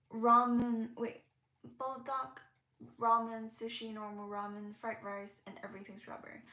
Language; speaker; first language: English; non-native, local second language; Cantonese